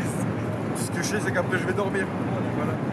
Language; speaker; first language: French; native; French